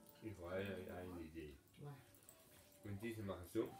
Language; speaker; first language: German; non-native, learner; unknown